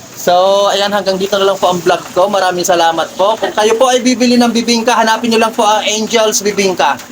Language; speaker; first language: Filipino; native; Filipino